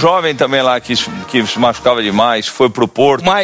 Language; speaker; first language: Portuguese; native; Portuguese